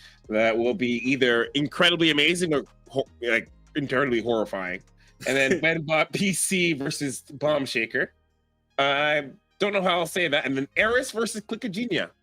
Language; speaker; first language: English; native; English